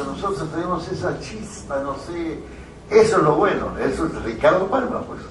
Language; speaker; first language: Spanish; native; Spanish